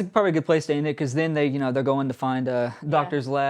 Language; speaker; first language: English; native; English